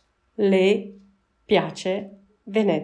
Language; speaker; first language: Italian; non-native, fluent; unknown